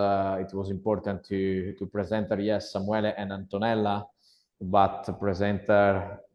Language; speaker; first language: English; non-native, learner; Italian